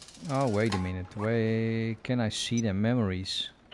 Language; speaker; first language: English; non-native, fluent; Dutch